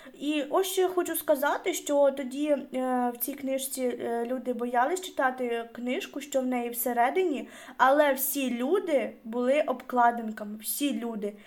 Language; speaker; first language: Ukrainian; non-native, local second language; Russian